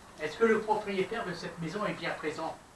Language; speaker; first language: French; native; French